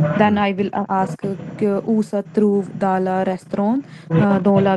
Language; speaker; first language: French; non-native, learner; Hindi